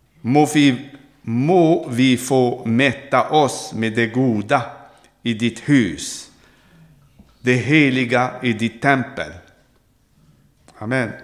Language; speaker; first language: Swedish; non-native, fluent; Arabic